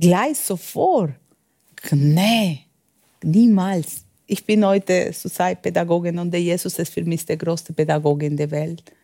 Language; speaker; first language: German; non-native, fluent; Spanish